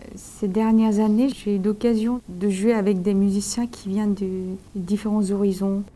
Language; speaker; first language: French; non-native, fluent; Korean